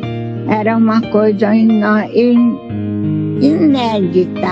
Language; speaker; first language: Portuguese; non-native, fluent; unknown